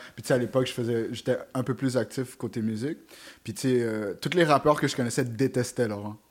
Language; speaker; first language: French; native; French